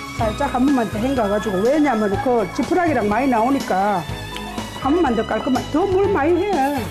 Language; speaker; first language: Korean; native; Korean